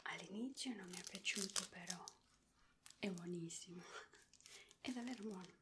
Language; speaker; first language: Italian; non-native, learner; Spanish